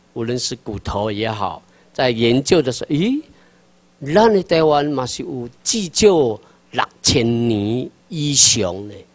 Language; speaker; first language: Chinese; non-native, local second language; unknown